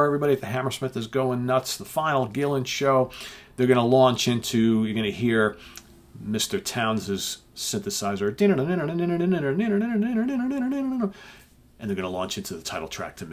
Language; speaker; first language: English; native; English